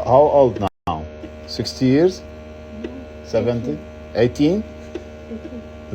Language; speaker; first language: English; non-native, learner; Arabic